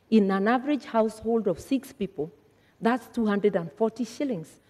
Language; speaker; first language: English; non-native, local second language; Kikuyu